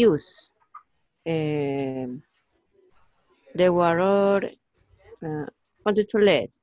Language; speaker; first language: English; non-native, learner; Spanish